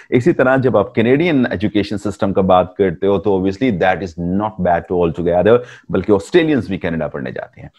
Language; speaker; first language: Urdu; non-native, local second language; Punjabi